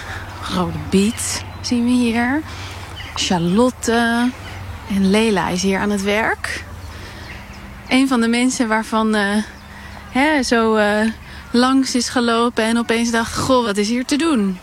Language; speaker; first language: Dutch; native; Dutch